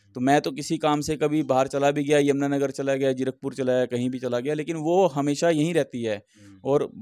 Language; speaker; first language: Hindi; native; Hindi